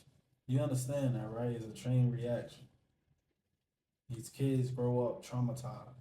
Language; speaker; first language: English; native; English